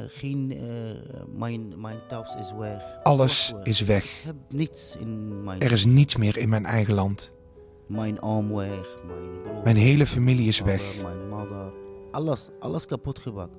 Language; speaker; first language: Dutch; non-native, learner; Arabic